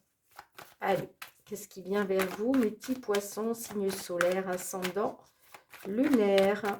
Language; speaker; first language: French; native; French